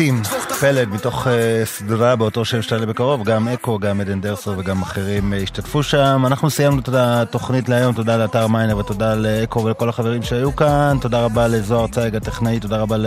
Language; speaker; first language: Hebrew; native; Hebrew